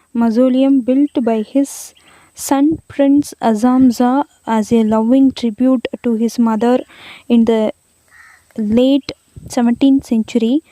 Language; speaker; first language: English; non-native, local second language; Tamil